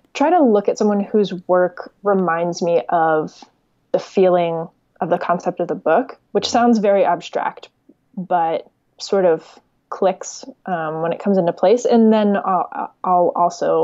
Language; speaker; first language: English; native; English